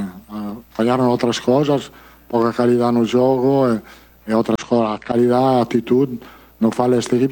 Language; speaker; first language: Portuguese; non-native, fluent; Italian